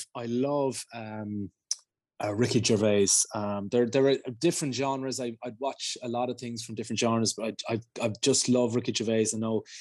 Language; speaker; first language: English; native; English